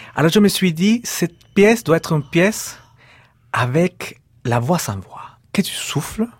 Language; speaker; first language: French; non-native, fluent; Spanish